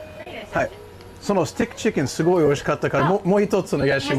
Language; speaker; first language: Japanese; non-native, fluent; English